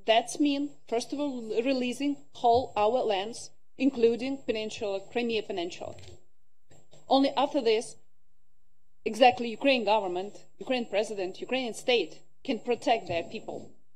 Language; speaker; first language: English; non-native, learner; Ukrainian